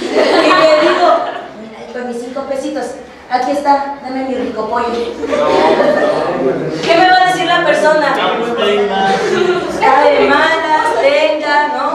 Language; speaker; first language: Spanish; native; Spanish